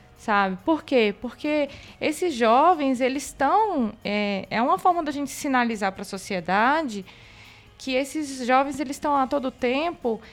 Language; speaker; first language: Portuguese; native; Portuguese